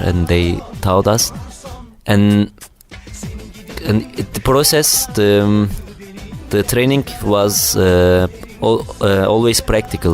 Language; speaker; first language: English; non-native, learner; Turkish